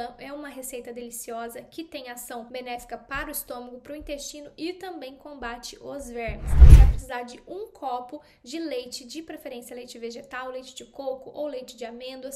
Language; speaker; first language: Portuguese; native; Portuguese